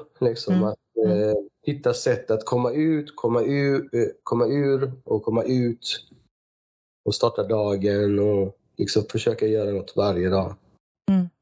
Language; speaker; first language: Swedish; early bilingual, other home language; Persian